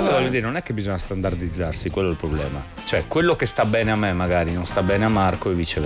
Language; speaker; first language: Italian; native; Italian